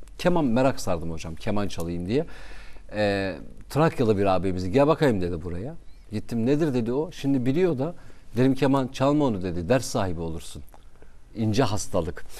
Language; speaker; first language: Turkish; non-native, local second language; Kurdish